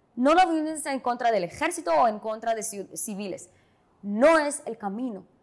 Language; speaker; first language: Spanish; non-native, fluent; Hebrew